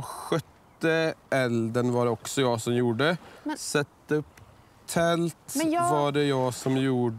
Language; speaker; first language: Swedish; native; Swedish